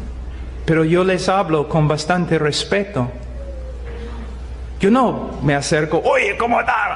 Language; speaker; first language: Spanish; non-native, fluent; English